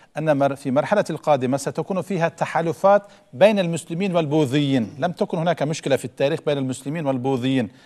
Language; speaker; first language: Arabic; non-native, fluent; Turkish